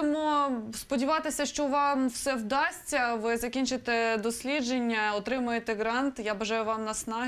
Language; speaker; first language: Ukrainian; native; Ukrainian